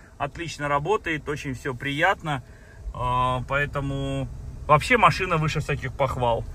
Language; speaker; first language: Russian; native; Russian